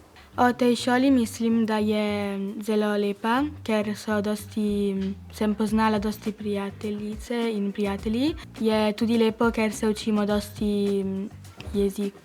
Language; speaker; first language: Slovenian; non-native, local second language; Italian